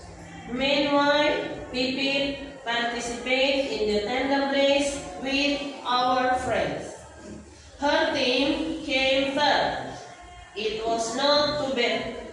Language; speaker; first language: English; non-native, fluent; Indonesian